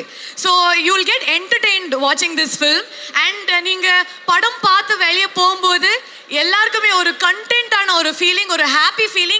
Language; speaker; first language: Tamil; non-native, local second language; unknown